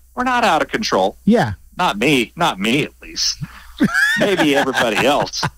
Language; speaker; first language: English; native; English